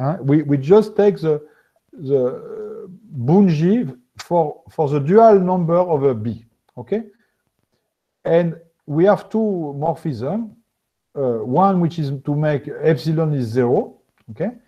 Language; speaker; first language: English; non-native, fluent; French